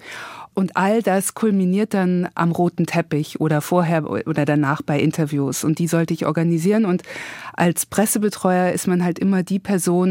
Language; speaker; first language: German; native; German